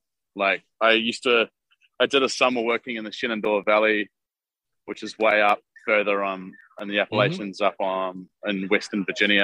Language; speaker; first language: English; native; English